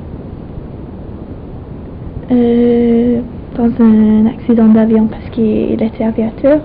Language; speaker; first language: French; non-native, fluent; English